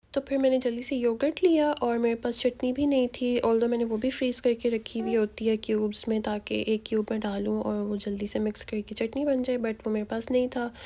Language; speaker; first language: Hindi; native; Hindi